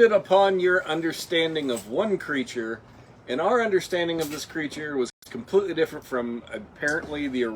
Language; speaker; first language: English; native; English